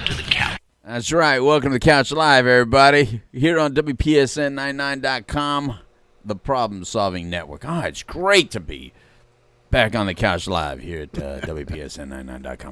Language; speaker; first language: English; native; English